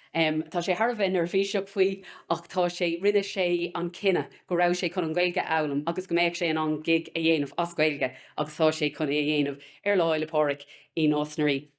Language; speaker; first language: Irish; non-native, local second language; English